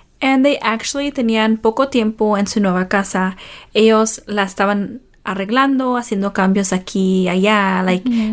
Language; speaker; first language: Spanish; early bilingual, heritage; Spanish